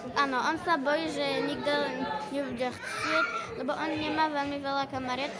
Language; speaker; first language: Slovak; early bilingual, heritage; Slovak